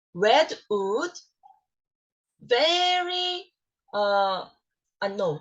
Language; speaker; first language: English; non-native, learner; Korean